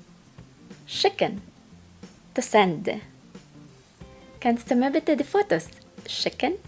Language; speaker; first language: German; non-native, fluent; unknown